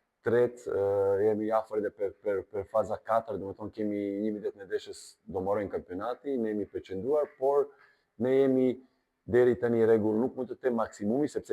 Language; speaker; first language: Albanian; non-native, fluent; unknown